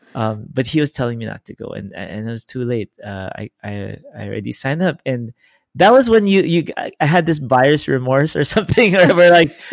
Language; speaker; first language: English; native; English